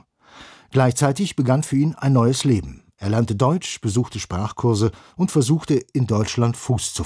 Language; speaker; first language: German; native; German